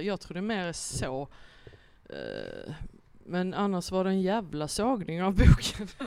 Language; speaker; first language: Swedish; native; Swedish